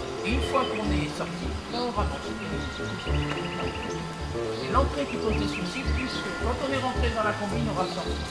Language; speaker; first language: French; native; French